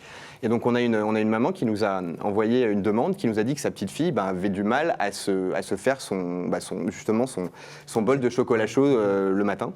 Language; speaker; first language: French; native; French